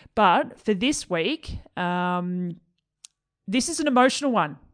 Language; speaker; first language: English; native; English